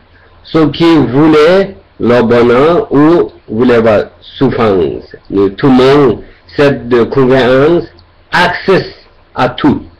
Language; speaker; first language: French; non-native, learner; Tibetan